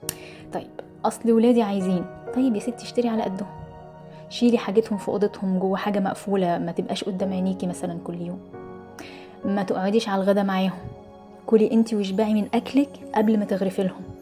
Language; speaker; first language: Arabic; native; Arabic